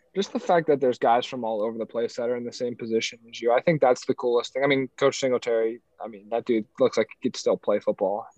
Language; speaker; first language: English; native; English